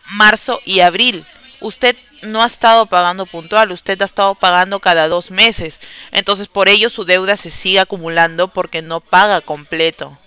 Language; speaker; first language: Spanish; native; Spanish